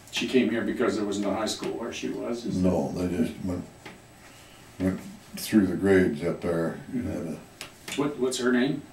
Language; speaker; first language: English; native; English